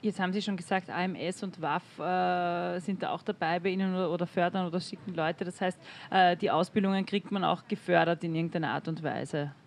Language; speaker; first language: German; native; German